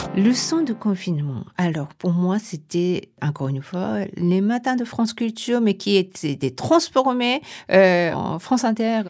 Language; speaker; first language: French; non-native, fluent; Japanese